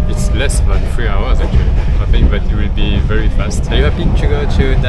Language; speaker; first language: English; non-native, fluent; French